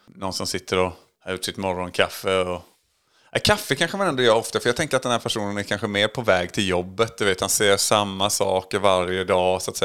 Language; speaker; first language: Swedish; native; Swedish